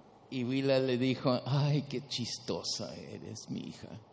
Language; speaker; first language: Spanish; early bilingual, heritage; Spanish